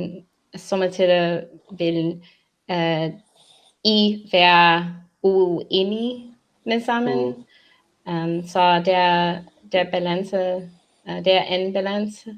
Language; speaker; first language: Danish; non-native, learner; English